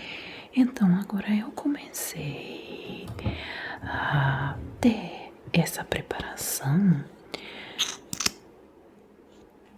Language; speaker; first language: Portuguese; non-native, fluent; Italian